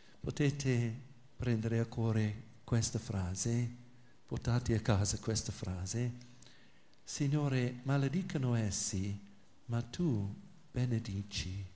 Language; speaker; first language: Italian; non-native, fluent; English